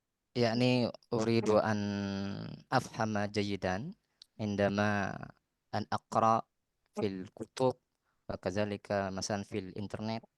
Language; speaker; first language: Arabic; non-native, learner; Indonesian